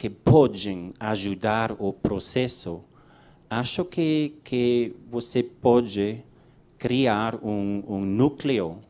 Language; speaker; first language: Portuguese; non-native, learner; English